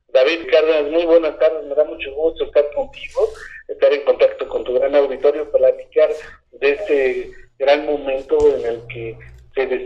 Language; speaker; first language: Spanish; native; Spanish